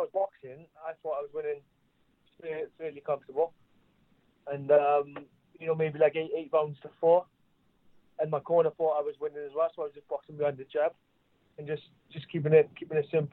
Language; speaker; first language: English; native; English